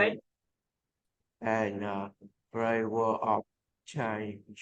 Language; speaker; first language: English; non-native, learner; Vietnamese